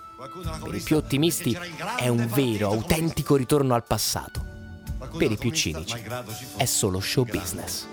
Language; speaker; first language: Italian; native; Italian